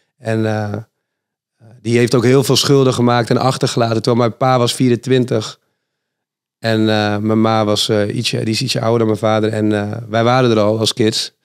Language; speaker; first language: Dutch; native; Dutch